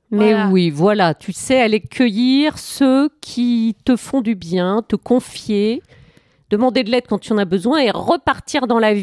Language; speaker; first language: French; native; French